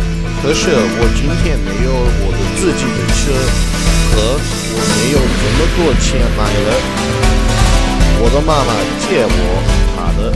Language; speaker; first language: Chinese; non-native, learner; English